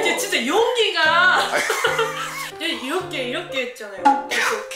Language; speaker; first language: Korean; non-native, learner; Japanese